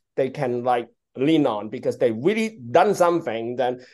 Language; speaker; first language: English; non-native, local second language; Cantonese